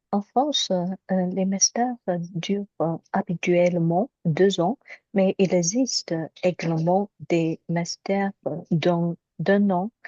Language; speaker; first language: French; non-native, learner; Chinese